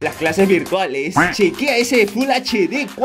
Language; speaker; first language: Spanish; native; Spanish